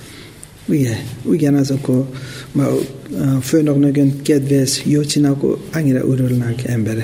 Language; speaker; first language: Hungarian; non-native, learner; Tibetan